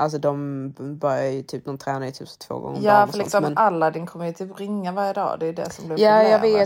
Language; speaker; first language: Swedish; native; Swedish